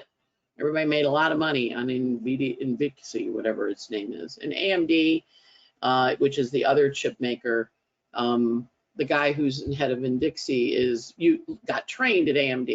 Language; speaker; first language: English; native; English